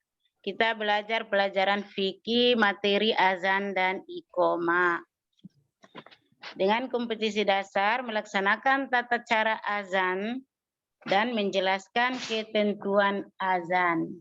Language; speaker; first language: Indonesian; native; Indonesian